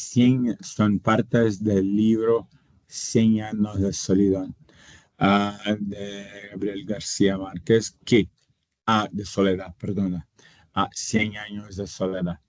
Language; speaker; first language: Spanish; non-native, fluent; Portuguese